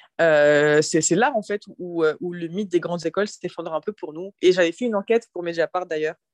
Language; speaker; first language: French; early bilingual, other home language; Arabic